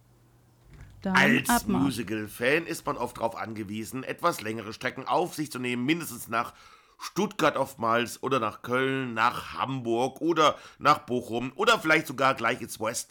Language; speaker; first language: German; native; German